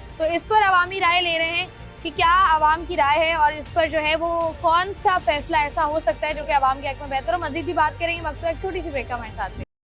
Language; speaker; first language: Urdu; native; Urdu